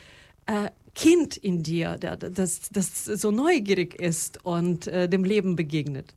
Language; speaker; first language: German; non-native, fluent; Russian